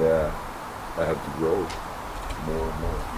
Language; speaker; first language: English; non-native, learner; Japanese